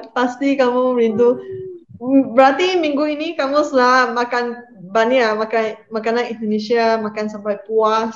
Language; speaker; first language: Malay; non-native, local second language; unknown